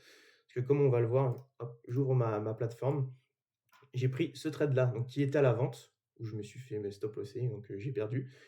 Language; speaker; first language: French; native; French